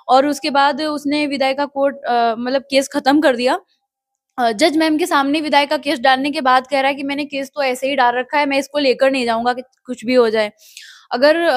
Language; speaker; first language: Hindi; native; Hindi